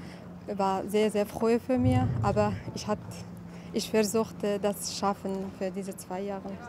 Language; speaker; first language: German; non-native, learner; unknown